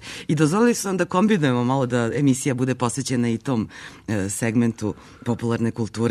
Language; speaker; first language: Serbian; native; Serbian